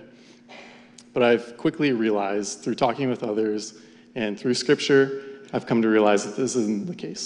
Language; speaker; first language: English; native; English